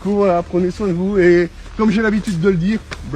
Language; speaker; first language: French; native; French